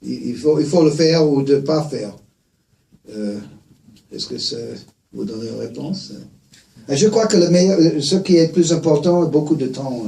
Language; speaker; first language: French; non-native, fluent; English